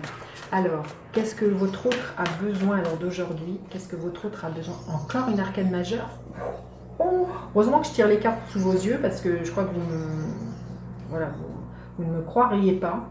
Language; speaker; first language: French; native; French